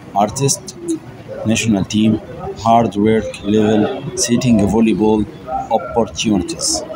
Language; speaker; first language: English; non-native, fluent; Arabic